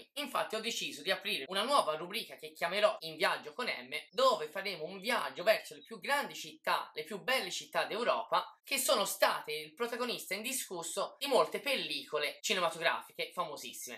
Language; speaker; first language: Italian; native; Italian